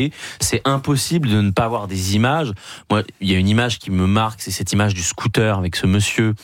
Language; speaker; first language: French; native; French